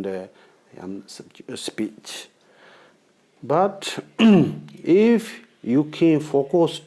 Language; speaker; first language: English; non-native, learner; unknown